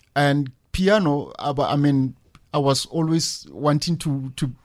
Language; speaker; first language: English; non-native, local second language; Northern Sotho